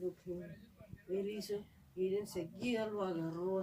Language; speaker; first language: Spanish; native; Spanish